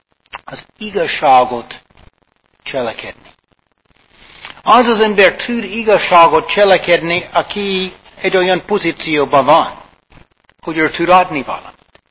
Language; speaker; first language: Hungarian; non-native, fluent; English